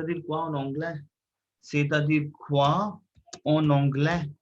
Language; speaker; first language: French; non-native, fluent; Hindi